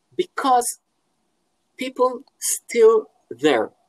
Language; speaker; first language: English; non-native, fluent; Hebrew